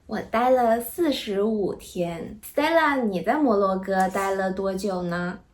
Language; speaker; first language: Chinese; native; Chinese